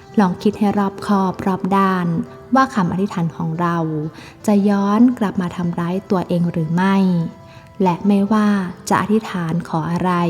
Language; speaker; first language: Thai; native; Thai